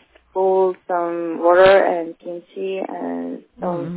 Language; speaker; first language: English; non-native, learner; Korean